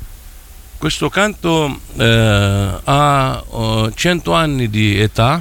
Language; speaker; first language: Italian; non-native, fluent; Arabic